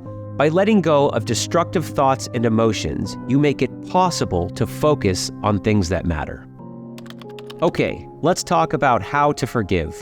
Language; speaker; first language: English; native; English